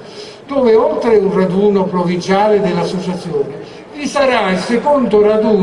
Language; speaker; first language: Italian; native; Italian